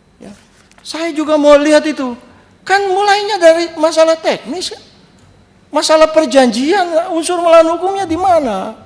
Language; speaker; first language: Indonesian; native; Indonesian